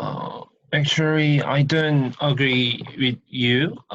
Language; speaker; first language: English; non-native, learner; Korean